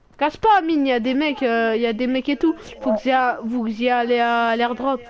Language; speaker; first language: French; native; French